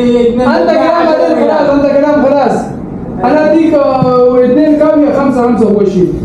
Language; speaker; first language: Arabic; non-native, learner; Urdu